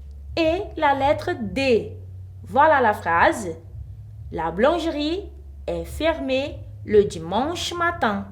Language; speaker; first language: French; non-native, fluent; Portuguese